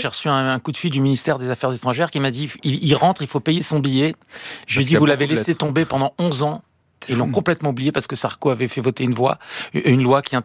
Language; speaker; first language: French; native; French